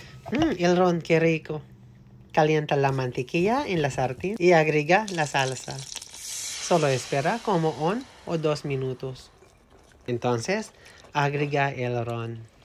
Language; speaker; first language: Spanish; non-native, learner; Filipino